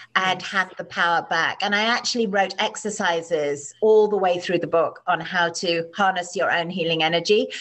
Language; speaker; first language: English; native; English